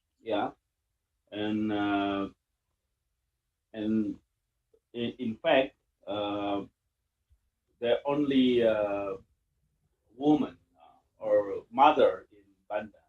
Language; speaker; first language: English; non-native, learner; Indonesian